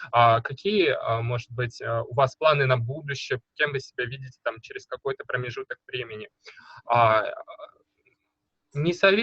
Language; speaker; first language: Russian; native; Russian